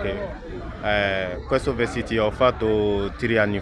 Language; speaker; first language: Italian; non-native, learner; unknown